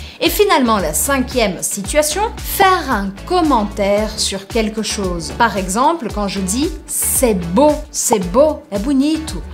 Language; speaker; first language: French; non-native, fluent; Portuguese